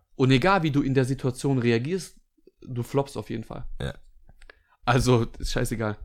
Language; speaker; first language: German; early bilingual, other home language; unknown